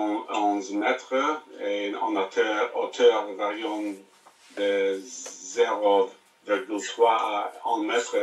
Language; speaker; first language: French; non-native, learner; English